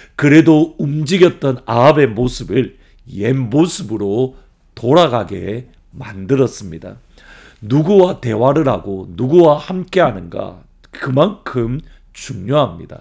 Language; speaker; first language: Korean; native; Korean